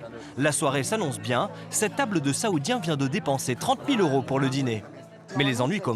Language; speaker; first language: French; native; French